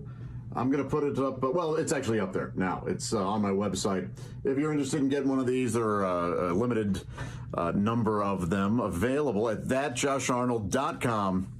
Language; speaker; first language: English; native; English